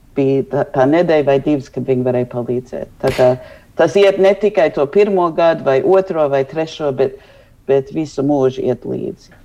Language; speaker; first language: Latvian; early bilingual, heritage; Latvian